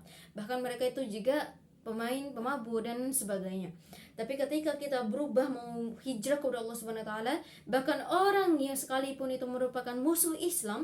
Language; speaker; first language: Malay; non-native, local second language; Madurese